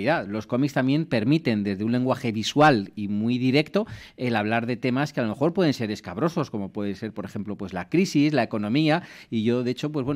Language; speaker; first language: Spanish; native; Spanish